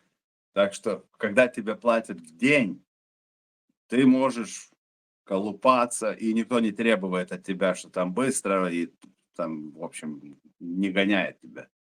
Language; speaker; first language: Russian; native; Russian